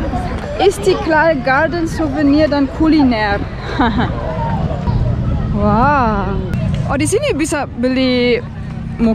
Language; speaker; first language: Indonesian; non-native, fluent; German